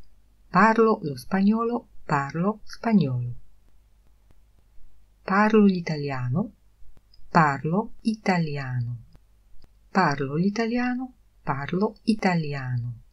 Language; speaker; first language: Italian; non-native, fluent; Polish